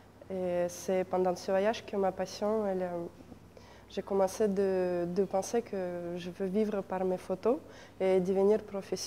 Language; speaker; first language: French; non-native, fluent; Russian